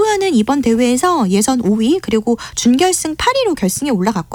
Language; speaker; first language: Korean; native; Korean